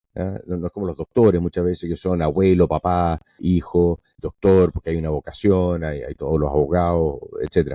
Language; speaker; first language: Spanish; non-native, local second language; English